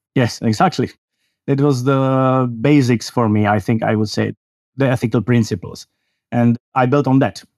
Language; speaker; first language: English; non-native, fluent; Czech